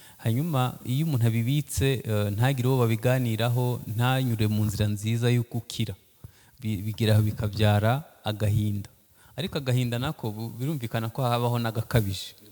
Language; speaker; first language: Kinyarwanda; early bilingual, heritage; Kinyarwanda